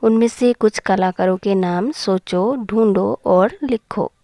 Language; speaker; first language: Hindi; non-native, local second language; Assamese